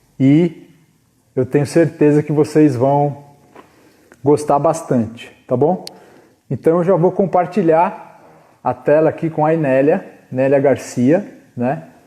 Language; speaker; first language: Portuguese; native; Portuguese